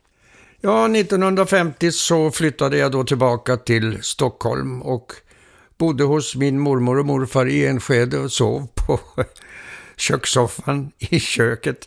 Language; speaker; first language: Swedish; early bilingual, heritage; Danish